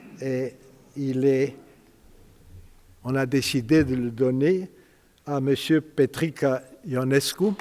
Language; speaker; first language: French; non-native, fluent; Romanian